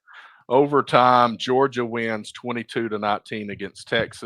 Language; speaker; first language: English; native; English